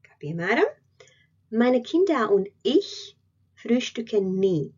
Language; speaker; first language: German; non-native, fluent; Latvian